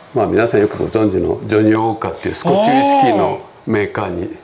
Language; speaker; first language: Japanese; native; Japanese